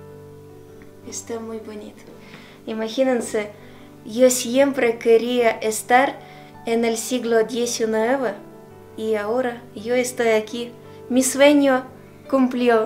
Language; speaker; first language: Spanish; non-native, fluent; Ukrainian